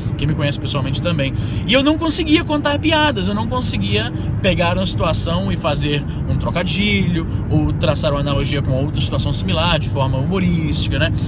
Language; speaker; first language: Portuguese; native; Portuguese